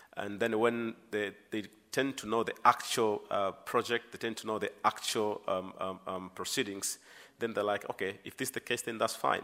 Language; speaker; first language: English; non-native, local second language; Swahili